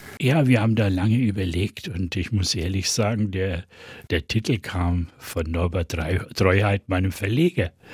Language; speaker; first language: German; native; German